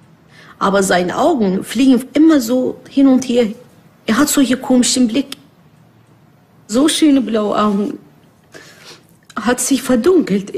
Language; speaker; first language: German; non-native, learner; Turkish